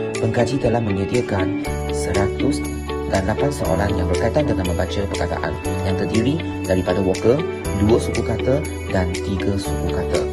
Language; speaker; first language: Malay; non-native, local second language; Chinese